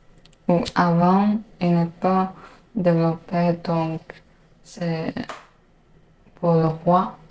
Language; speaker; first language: French; non-native, learner; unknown